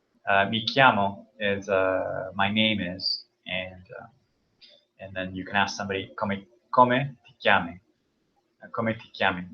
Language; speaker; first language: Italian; non-native, learner; English